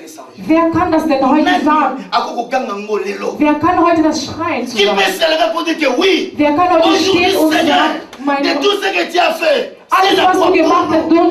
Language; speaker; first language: German; non-native, learner; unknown